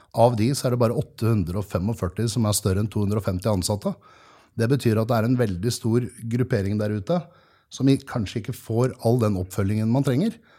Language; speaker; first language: Norwegian; native; Norwegian